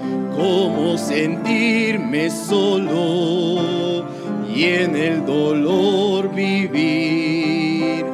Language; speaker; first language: Spanish; native; Spanish